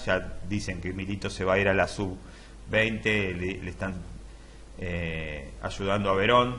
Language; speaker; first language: Spanish; native; Spanish